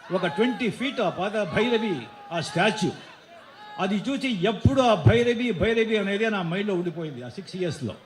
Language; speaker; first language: Telugu; non-native, fluent; Marathi